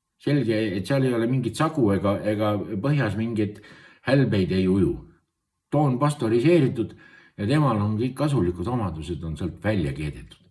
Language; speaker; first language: Estonian; native; Estonian